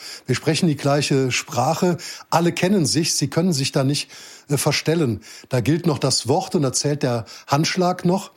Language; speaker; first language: German; native; German